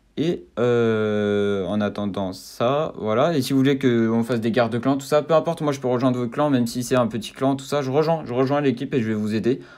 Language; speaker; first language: French; native; French